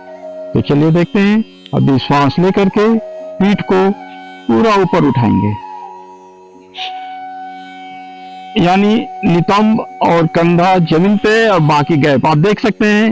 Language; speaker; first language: Hindi; native; Hindi